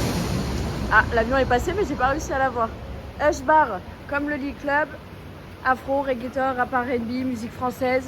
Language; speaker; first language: French; native; French